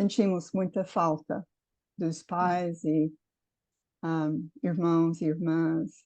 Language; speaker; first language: Portuguese; non-native, fluent; English